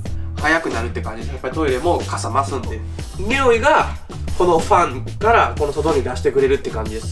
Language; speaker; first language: Japanese; native; Japanese